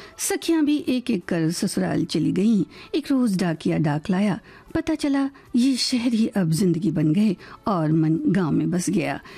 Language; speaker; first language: Hindi; native; Hindi